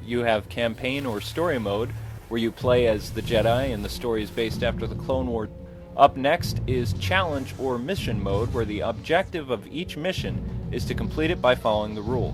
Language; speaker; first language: English; native; English